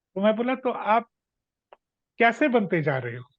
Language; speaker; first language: Hindi; non-native, local second language; Punjabi